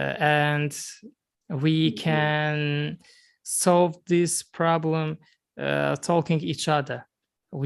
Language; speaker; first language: English; non-native, learner; Azerbaijani